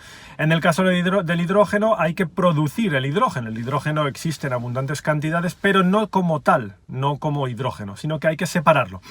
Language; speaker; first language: Spanish; native; Spanish